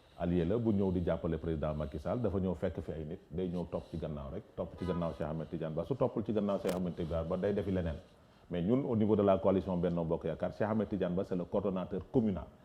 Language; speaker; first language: Wolof; native; Wolof